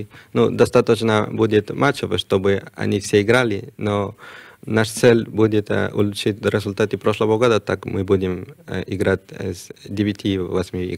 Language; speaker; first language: Russian; non-native, learner; Spanish